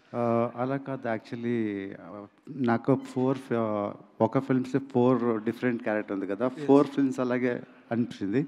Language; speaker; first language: Telugu; non-native, local second language; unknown